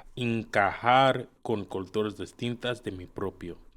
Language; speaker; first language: Spanish; non-native, learner; English